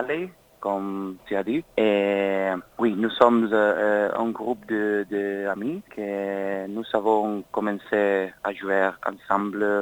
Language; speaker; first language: French; non-native, learner; Spanish